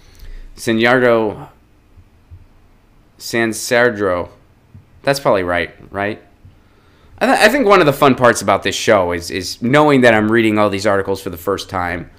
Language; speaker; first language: English; native; English